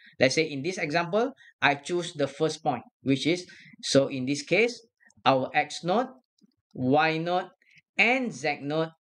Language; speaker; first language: English; non-native, local second language; Malay